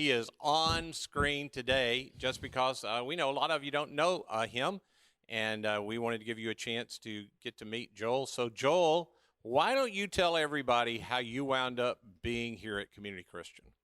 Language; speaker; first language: English; native; English